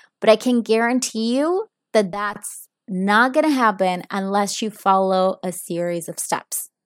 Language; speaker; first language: English; non-native, fluent; Italian